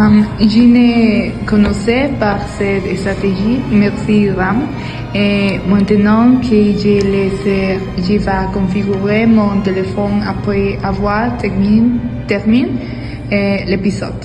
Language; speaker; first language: French; non-native, learner; Spanish